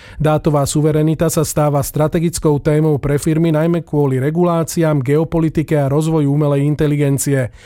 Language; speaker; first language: Slovak; native; Slovak